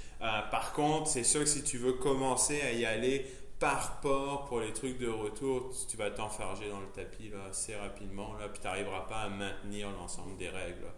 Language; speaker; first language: French; native; French